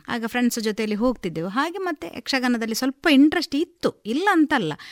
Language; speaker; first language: Kannada; native; Kannada